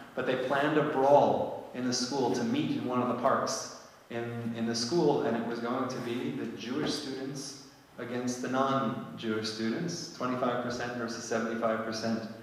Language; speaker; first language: English; native; English